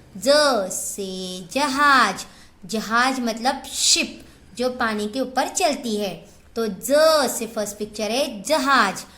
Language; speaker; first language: Hindi; non-native, local second language; Marathi